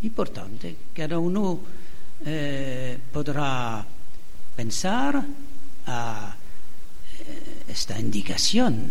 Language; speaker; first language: Spanish; non-native, fluent; French